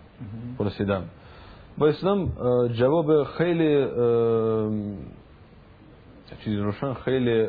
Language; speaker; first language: Persian; non-native, learner; Russian